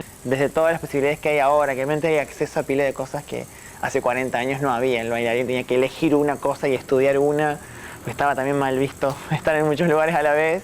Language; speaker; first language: Spanish; native; Spanish